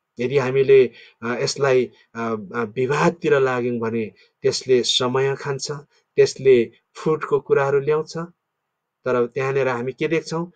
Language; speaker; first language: Nepali; non-native, local second language; Limbu